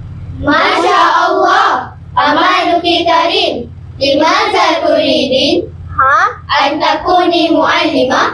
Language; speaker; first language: Arabic; non-native, learner; Malay